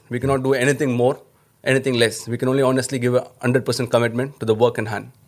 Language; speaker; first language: English; non-native, local second language; Tamil